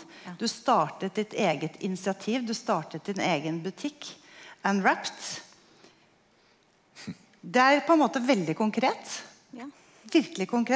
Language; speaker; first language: Norwegian; native; Norwegian